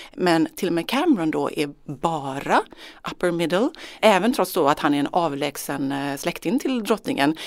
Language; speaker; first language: Swedish; native; Swedish